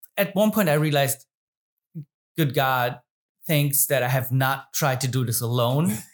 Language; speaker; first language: English; non-native, fluent; German